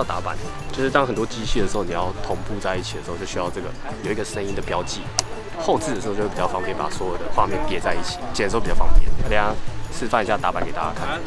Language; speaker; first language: Chinese; native; Chinese